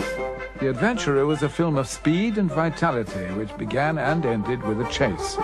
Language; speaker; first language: English; native; English